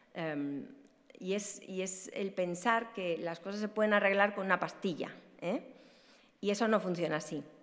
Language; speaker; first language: Spanish; native; Spanish